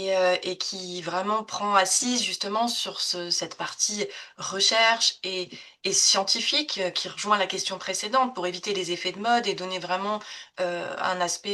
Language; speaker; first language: French; native; French